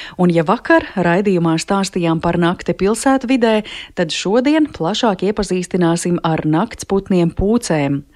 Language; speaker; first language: Latvian; native; Latvian